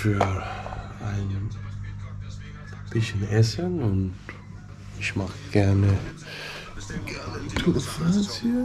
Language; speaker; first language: German; non-native, learner; Danish